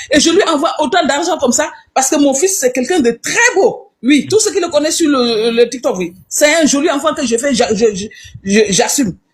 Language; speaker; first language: French; non-native, local second language; Wolof